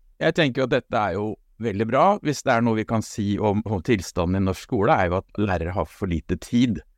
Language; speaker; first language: Norwegian; native; Norwegian